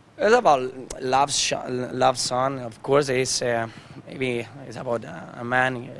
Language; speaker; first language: English; non-native, learner; Spanish